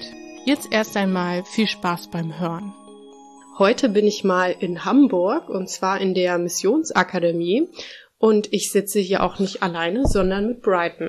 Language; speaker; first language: German; native; German